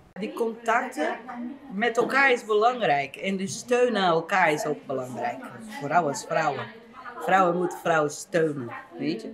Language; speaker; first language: Dutch; non-native, learner; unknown